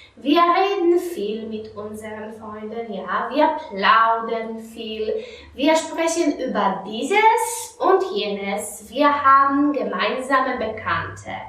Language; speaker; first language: German; non-native, fluent; Polish